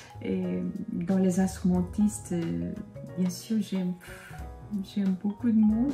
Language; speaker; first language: French; non-native, fluent; Korean